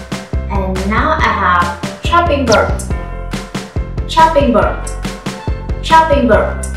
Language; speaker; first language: English; non-native, learner; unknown